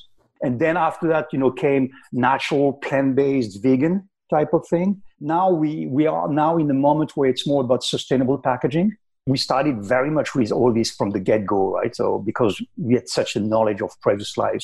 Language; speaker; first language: English; non-native, fluent; French